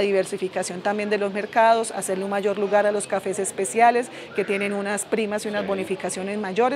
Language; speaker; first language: Spanish; native; Spanish